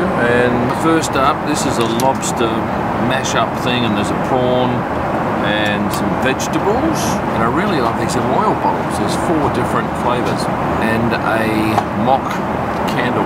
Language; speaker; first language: English; native; English